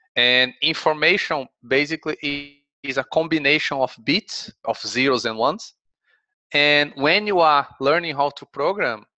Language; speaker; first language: English; non-native, fluent; Portuguese